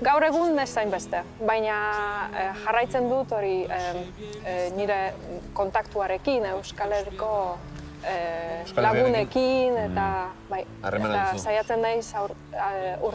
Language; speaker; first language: Basque; non-native, fluent; Polish